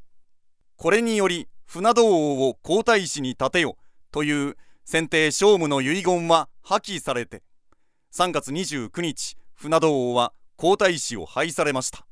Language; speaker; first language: Japanese; native; Japanese